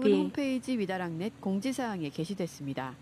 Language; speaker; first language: Korean; native; Korean